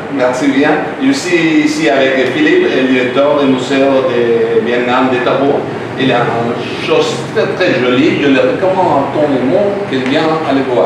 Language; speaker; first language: French; non-native, learner; Spanish